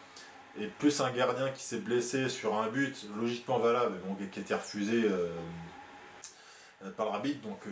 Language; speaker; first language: French; native; French